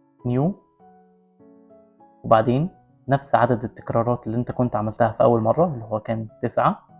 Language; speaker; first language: Arabic; native; Arabic